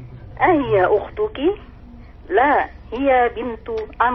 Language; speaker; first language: Arabic; non-native, learner; Indonesian